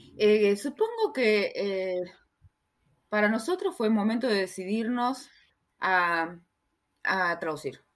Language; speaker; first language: Spanish; native; Spanish